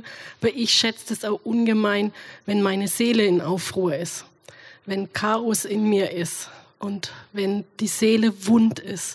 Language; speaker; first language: German; native; German